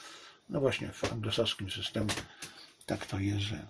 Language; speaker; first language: Polish; native; Polish